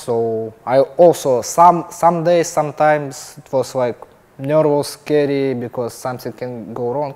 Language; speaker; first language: English; non-native, learner; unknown